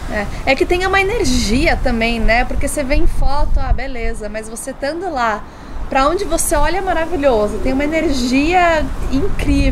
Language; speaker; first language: Portuguese; native; Portuguese